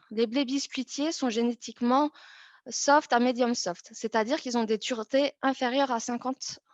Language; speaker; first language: French; native; French